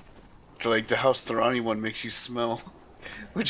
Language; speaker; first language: English; native; English